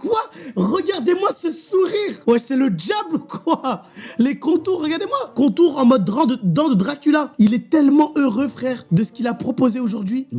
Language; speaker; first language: French; native; French